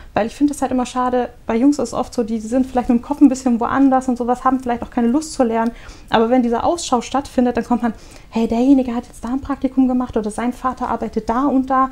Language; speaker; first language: German; early bilingual, other home language; Russian